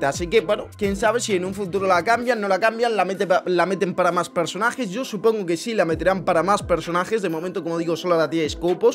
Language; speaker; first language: Spanish; native; Spanish